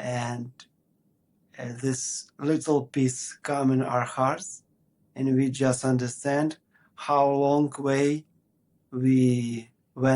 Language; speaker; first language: English; non-native, learner; Ukrainian